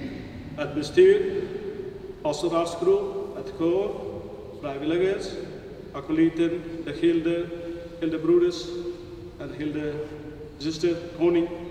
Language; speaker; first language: Dutch; non-native, fluent; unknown